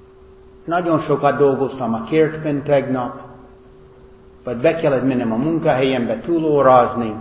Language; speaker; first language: Hungarian; non-native, fluent; English